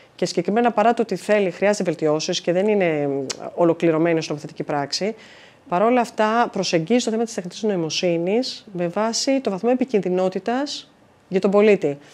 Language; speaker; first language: Greek; native; Greek